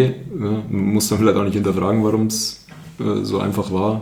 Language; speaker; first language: German; native; German